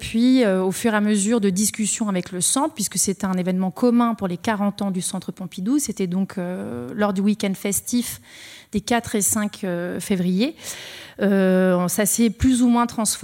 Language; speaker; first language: French; native; French